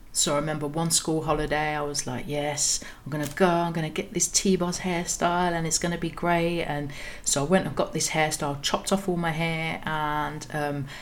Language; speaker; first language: English; native; English